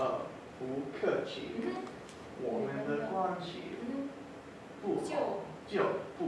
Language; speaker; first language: Chinese; non-native, learner; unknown